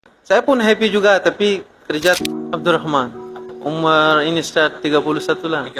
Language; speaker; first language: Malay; non-native, learner; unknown